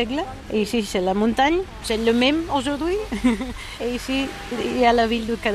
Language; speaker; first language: French; non-native, learner; Catalan